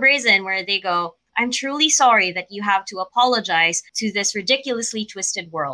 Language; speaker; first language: English; non-native, local second language; Filipino